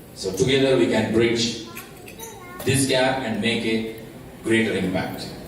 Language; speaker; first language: English; non-native, local second language; Telugu